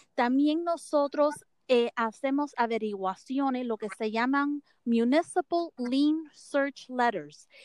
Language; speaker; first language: Spanish; early bilingual, heritage; Spanish